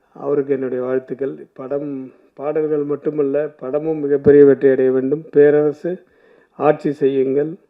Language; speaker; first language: Tamil; native; Tamil